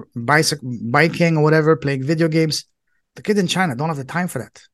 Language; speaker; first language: English; non-native, fluent; French